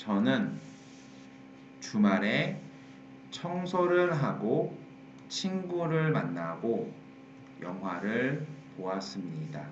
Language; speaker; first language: Korean; non-native, fluent; Vietnamese